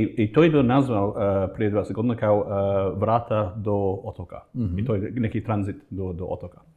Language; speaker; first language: Croatian; non-native, fluent; English